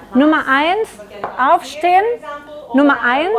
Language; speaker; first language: German; non-native, learner; Catalan